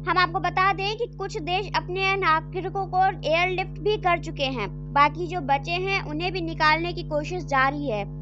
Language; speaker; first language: Hindi; native; Hindi